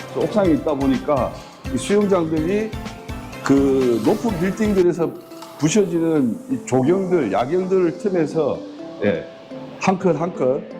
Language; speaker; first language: Korean; native; Korean